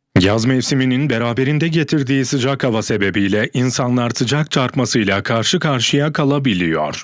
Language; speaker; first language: Turkish; native; Turkish